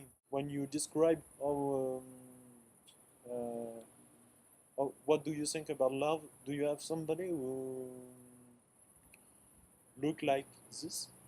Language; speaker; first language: English; non-native, learner; French